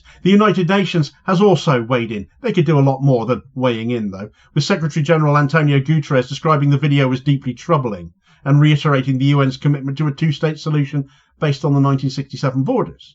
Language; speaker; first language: English; native; English